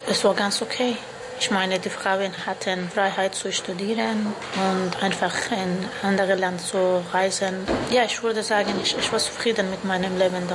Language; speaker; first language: German; non-native, learner; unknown